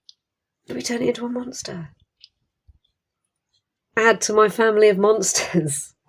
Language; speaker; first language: English; native; English